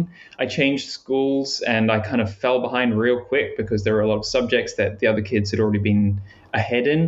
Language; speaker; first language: English; native; English